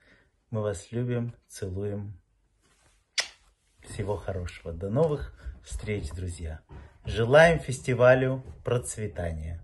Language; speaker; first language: Russian; native; Russian